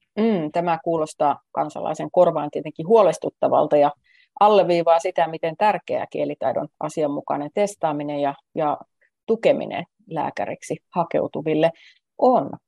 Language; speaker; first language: Finnish; native; Finnish